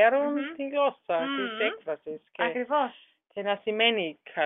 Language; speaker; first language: Greek; non-native, learner; German